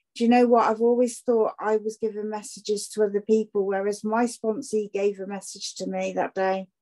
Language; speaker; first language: English; native; English